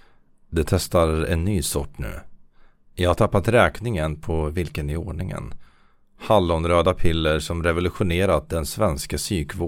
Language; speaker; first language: Swedish; native; Swedish